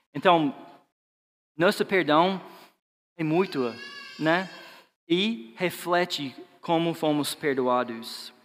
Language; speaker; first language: Portuguese; non-native, fluent; English